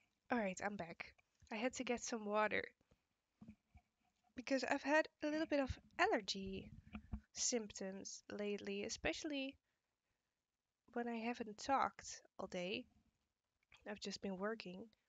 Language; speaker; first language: English; non-native, fluent; Dutch